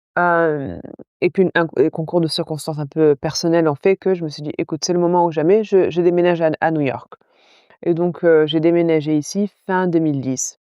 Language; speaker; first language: French; non-native, local second language; Arabic